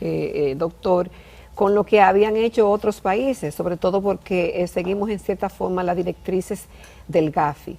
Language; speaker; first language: Spanish; native; Spanish